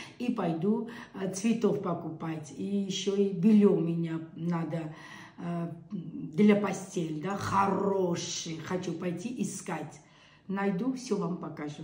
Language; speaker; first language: Russian; non-native, local second language; Armenian